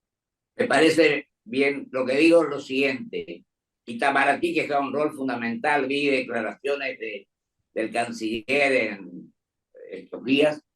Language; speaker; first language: Spanish; native; Spanish